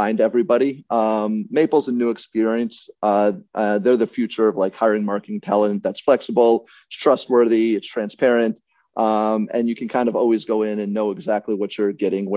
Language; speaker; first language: English; native; English